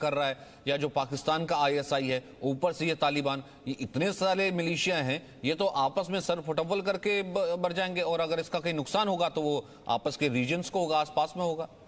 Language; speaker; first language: Hindi; native; Hindi